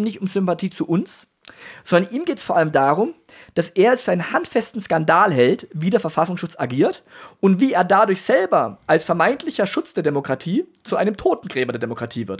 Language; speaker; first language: German; native; German